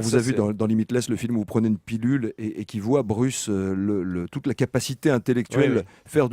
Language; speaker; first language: French; native; French